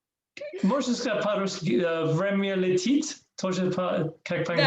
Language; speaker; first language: Russian; non-native, learner; English